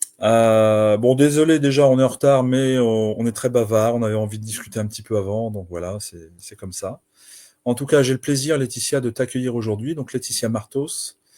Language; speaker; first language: French; native; French